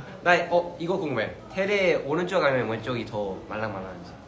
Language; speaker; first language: Korean; early bilingual, heritage; Korean